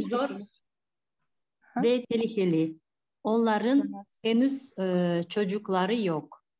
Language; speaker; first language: Turkish; non-native, learner; Kyrgyz